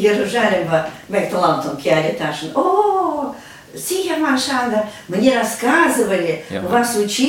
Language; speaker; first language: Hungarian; non-native, learner; Russian